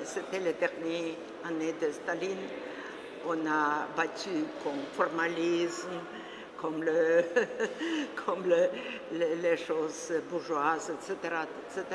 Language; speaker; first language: French; non-native, fluent; Russian